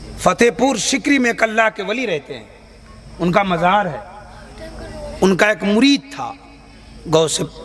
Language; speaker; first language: Hindi; native; Hindi